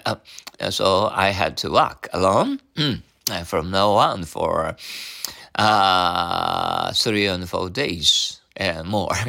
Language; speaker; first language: English; non-native, learner; Japanese